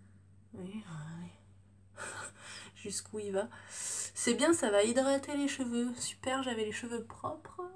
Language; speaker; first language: French; native; French